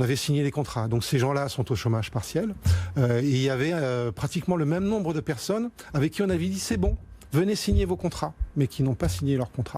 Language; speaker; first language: French; native; French